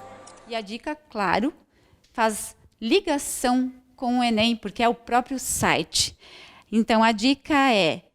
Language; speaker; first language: Portuguese; native; Portuguese